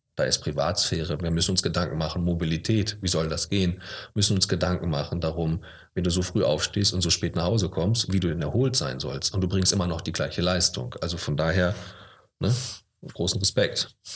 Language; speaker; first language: German; native; German